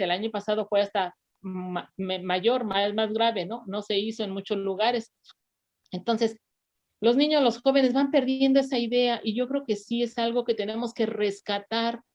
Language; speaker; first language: Spanish; native; Spanish